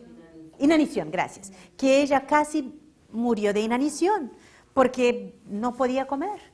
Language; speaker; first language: Spanish; non-native, fluent; Portuguese